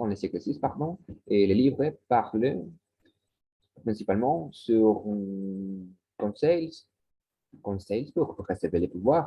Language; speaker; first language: French; non-native, learner; Spanish